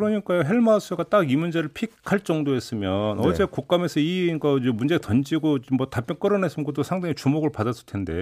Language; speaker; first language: Korean; native; Korean